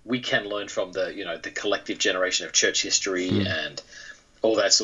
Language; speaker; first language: English; native; English